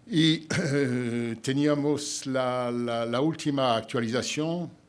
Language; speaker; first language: Spanish; non-native, fluent; French